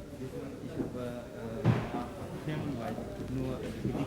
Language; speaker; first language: German; non-native, learner; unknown